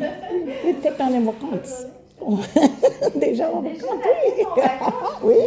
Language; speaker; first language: French; non-native, learner; English